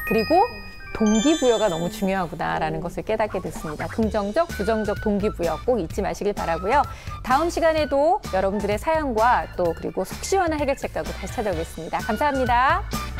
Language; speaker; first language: Korean; native; Korean